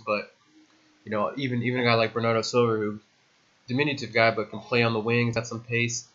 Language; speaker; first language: English; native; English